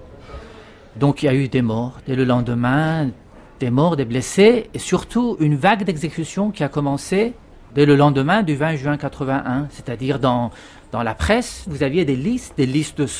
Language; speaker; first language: French; non-native, fluent; Persian